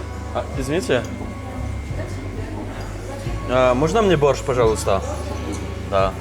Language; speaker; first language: Russian; non-native, learner; French